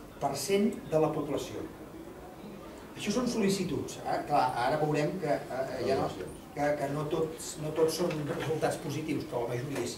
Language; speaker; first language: Catalan; native; Catalan